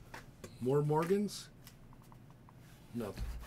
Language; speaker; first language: English; native; English